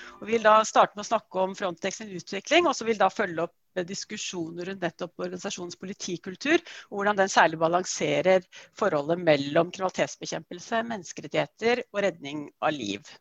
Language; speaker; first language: Norwegian; native; Norwegian